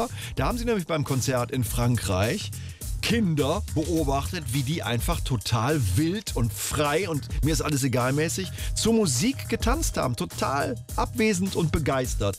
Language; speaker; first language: German; native; German